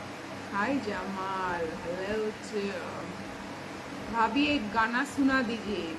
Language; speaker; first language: Hindi; non-native, local second language; Bangla